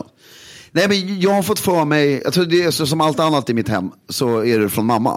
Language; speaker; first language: Swedish; native; Swedish